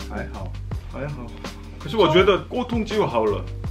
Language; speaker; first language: Chinese; non-native, learner; Korean